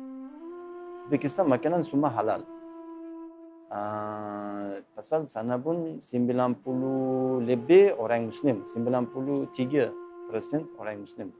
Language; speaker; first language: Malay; non-native, learner; Uzbek